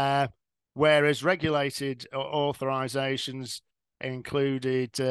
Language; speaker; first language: English; native; English